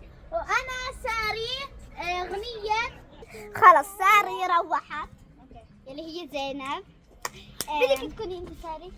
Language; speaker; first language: Arabic; native; Arabic